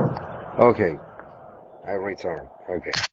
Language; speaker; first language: English; non-native, learner; Spanish